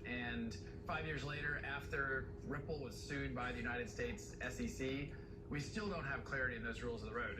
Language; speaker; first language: English; native; English